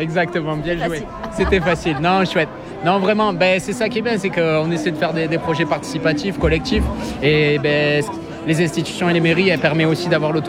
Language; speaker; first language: French; native; French